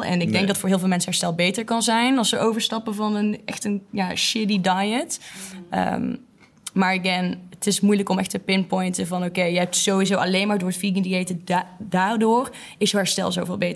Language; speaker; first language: Dutch; native; Dutch